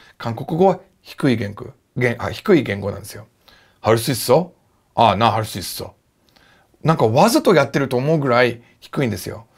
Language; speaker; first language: Japanese; non-native, fluent; English